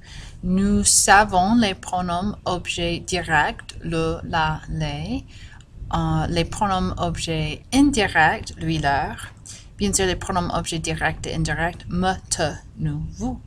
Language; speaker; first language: French; non-native, fluent; English